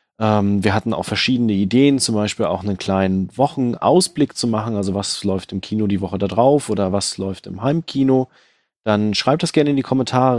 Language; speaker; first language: German; native; German